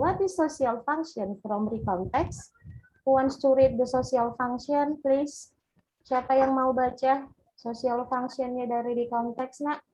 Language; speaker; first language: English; non-native, fluent; Indonesian